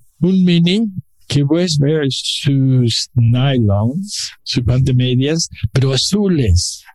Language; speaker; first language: Spanish; non-native, learner; English